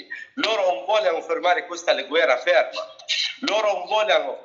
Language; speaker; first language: Italian; non-native, learner; Arabic